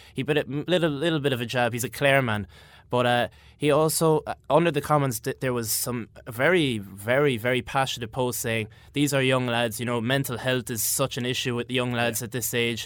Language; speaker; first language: English; native; English